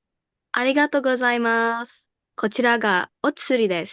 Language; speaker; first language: Japanese; non-native, learner; Indonesian